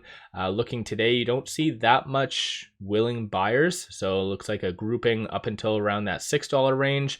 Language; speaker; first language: English; native; English